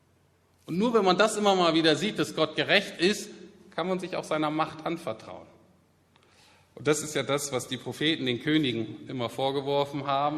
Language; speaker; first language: German; native; German